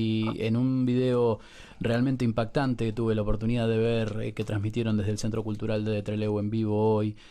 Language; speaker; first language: Spanish; native; Spanish